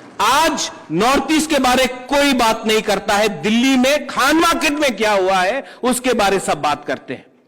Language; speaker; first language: Hindi; non-native, local second language; Kok Borok